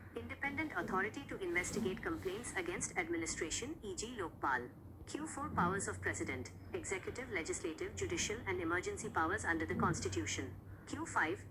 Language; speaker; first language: English; non-native, local second language; Marathi